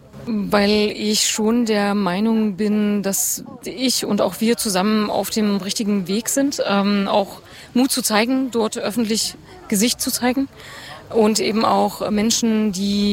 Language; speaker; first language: German; native; German